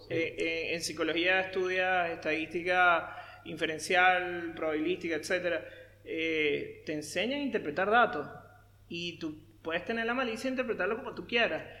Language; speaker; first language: Spanish; native; Spanish